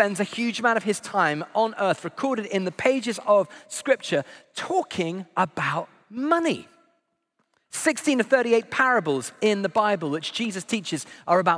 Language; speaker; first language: English; native; English